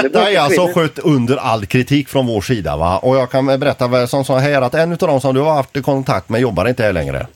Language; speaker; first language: Swedish; native; Swedish